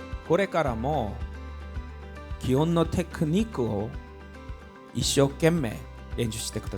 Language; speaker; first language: Japanese; non-native, learner; Korean